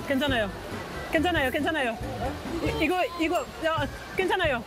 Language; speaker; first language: Korean; non-native, learner; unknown